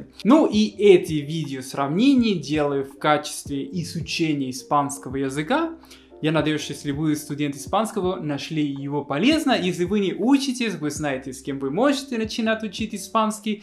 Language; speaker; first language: Russian; non-native, fluent; Spanish